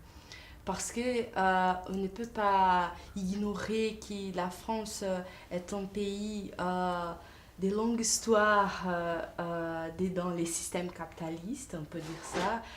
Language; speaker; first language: French; non-native, fluent; Portuguese